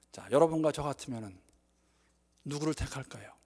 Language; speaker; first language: Korean; native; Korean